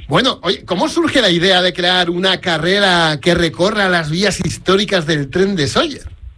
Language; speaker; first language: Spanish; native; Spanish